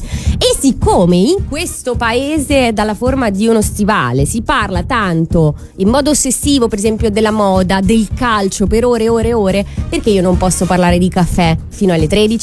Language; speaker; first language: Italian; native; Italian